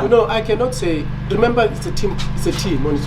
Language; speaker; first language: English; non-native, local second language; Northern Sotho